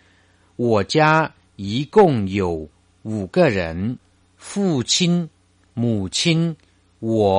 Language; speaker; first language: Chinese; non-native, fluent; Thai